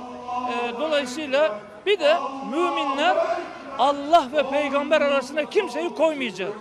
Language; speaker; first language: Turkish; native; Turkish